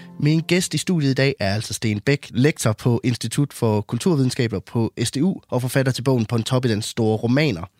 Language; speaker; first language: Danish; native; Danish